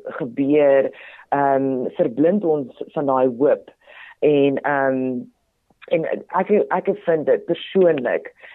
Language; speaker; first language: Afrikaans; non-native, local second language; Tswana